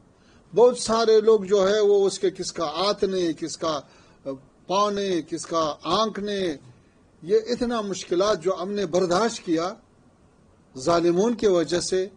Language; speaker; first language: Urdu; non-native, fluent; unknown